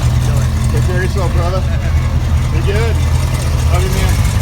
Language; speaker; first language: English; native; English